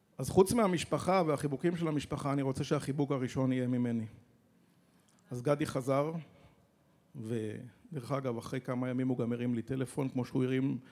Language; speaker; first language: Hebrew; native; Hebrew